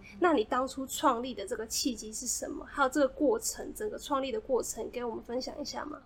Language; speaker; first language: Chinese; native; Chinese